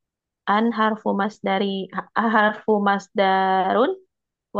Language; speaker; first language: Arabic; non-native, learner; Indonesian